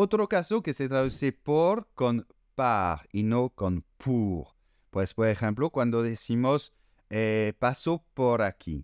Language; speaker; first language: Spanish; non-native, fluent; French